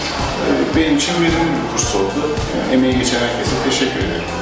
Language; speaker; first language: Turkish; native; Turkish